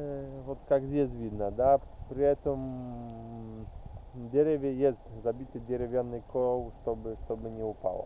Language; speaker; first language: Russian; non-native, fluent; Polish